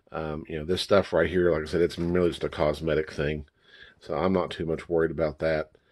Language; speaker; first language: English; native; English